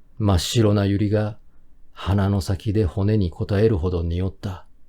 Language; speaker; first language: Japanese; native; Japanese